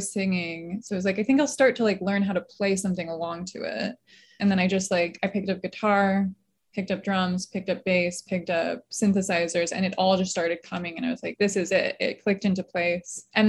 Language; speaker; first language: English; native; English